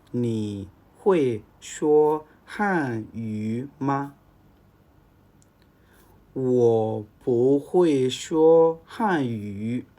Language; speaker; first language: Chinese; non-native, learner; Bambara